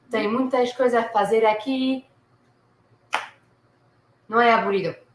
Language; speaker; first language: Portuguese; non-native, learner; French